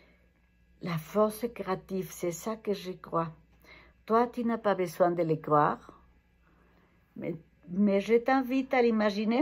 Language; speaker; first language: French; non-native, fluent; Spanish